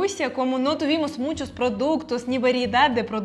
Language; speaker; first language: Spanish; non-native, fluent; Russian